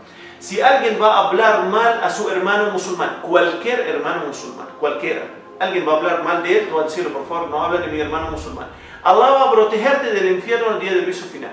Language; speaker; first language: Spanish; non-native, fluent; Arabic